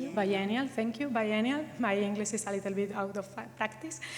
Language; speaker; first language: English; non-native, fluent; Spanish